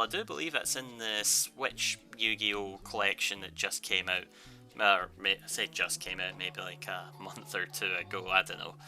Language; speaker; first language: English; native; English